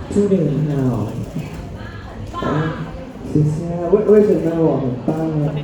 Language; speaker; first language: Chinese; non-native, learner; Thai